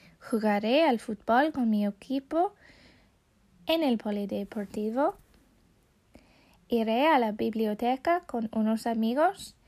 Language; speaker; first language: Spanish; non-native, fluent; English